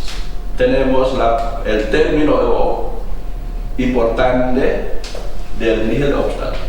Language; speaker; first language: Spanish; non-native, fluent; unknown